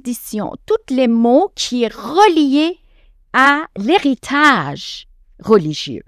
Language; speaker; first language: French; non-native, fluent; Persian